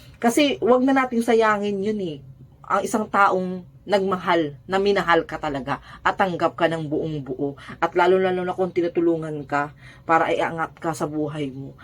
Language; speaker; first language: Filipino; native; Filipino